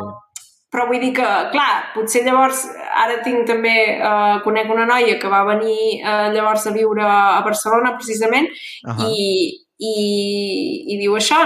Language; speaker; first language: Catalan; native; Catalan